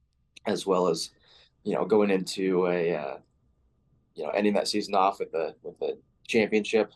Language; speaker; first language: English; native; English